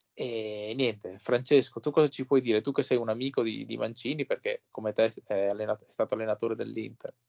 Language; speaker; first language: Italian; native; Italian